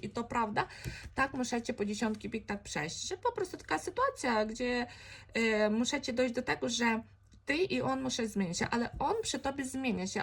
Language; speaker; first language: Polish; non-native, fluent; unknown